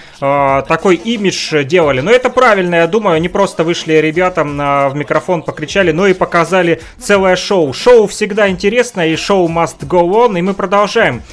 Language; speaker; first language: Russian; native; Russian